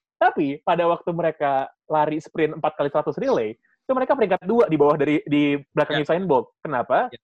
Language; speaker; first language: Indonesian; native; Indonesian